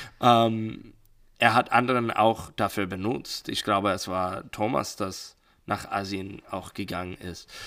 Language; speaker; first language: German; non-native, learner; English